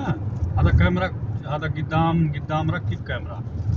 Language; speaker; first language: Arabic; non-native, learner; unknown